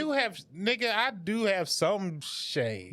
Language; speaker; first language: English; native; English